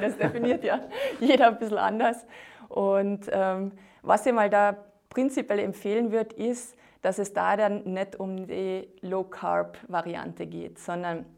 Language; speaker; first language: German; native; German